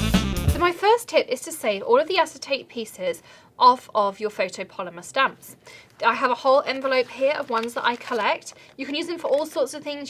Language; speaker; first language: English; native; English